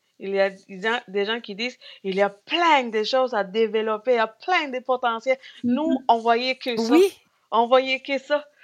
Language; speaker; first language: French; non-native, fluent; Spanish